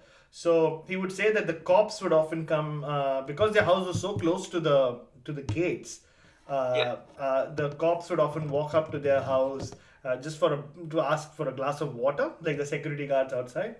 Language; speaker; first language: English; non-native, local second language; Tamil